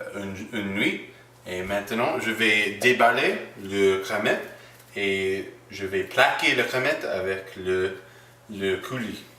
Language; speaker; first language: French; non-native, learner; English